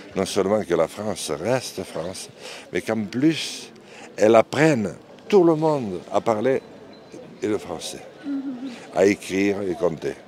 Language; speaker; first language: French; non-native, local second language; Occitan